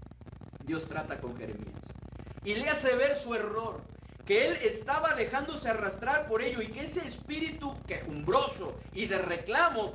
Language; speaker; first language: Spanish; native; Spanish